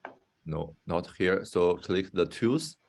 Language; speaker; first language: English; non-native, fluent; Chinese